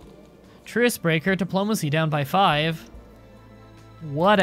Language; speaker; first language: English; native; English